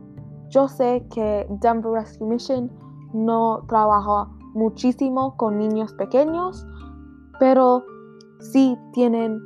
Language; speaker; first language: Spanish; non-native, learner; English